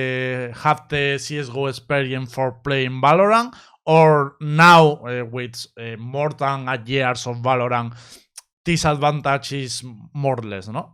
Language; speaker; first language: English; non-native, learner; Spanish